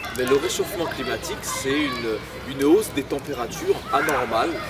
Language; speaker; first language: French; native; French